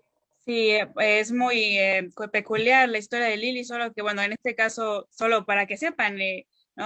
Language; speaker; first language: Spanish; native; Spanish